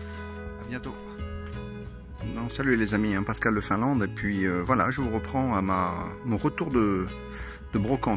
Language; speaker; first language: French; native; French